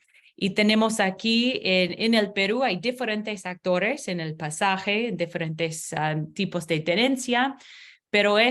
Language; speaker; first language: Spanish; non-native, learner; English